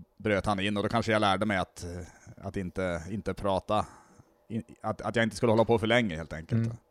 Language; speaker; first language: Swedish; native; Swedish